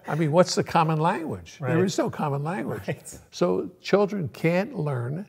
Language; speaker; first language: English; early bilingual, other home language; Yiddish